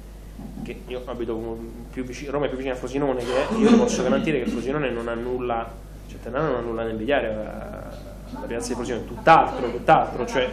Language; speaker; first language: Italian; native; Italian